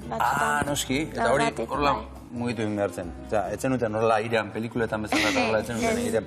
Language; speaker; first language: Basque; native; Basque